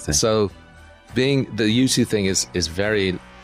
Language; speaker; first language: English; native; English